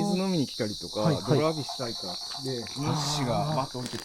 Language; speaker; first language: Japanese; native; Japanese